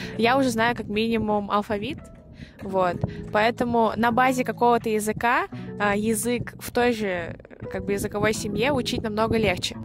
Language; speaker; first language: Russian; native; Russian